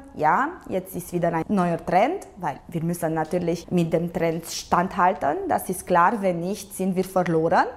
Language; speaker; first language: German; non-native, local second language; Romanian